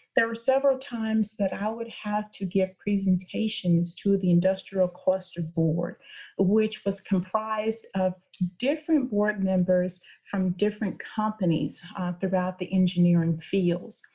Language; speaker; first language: English; native; English